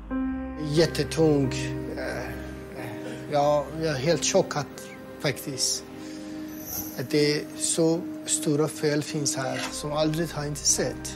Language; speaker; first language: Swedish; non-native, learner; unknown